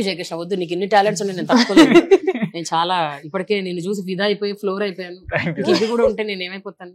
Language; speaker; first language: Telugu; native; Telugu